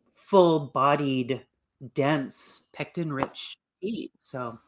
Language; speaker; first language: English; native; English